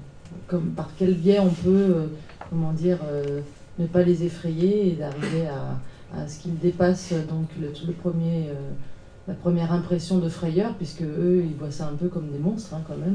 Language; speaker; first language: French; native; French